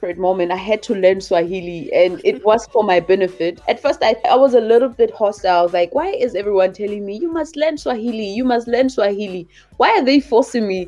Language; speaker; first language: English; non-native, local second language; Southern Sotho